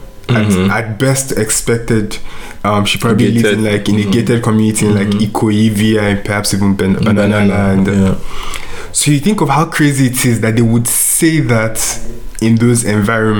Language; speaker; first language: English; non-native, local second language; Yoruba